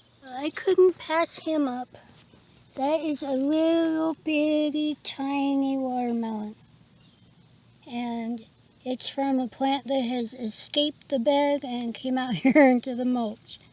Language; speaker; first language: English; native; English